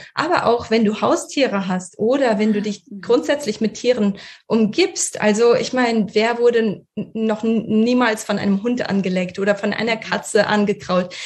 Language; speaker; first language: German; early bilingual, other home language; Russian